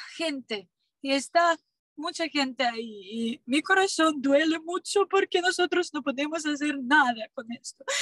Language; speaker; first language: Spanish; non-native, learner; Ukrainian